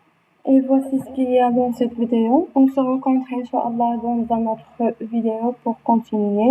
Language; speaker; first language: French; non-native, local second language; Arabic